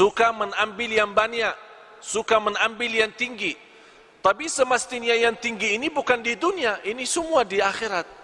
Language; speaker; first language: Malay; non-native, fluent; Arabic